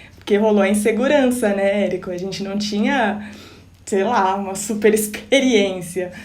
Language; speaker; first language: Portuguese; native; Portuguese